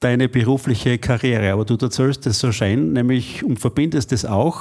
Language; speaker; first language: German; native; German